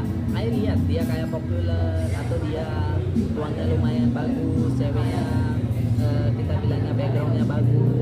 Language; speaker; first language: Indonesian; non-native, fluent; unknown